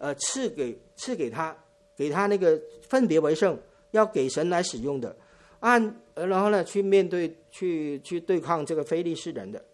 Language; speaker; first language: Chinese; non-native, local second language; Cantonese